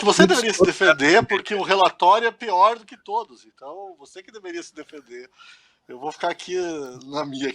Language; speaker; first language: Portuguese; native; Portuguese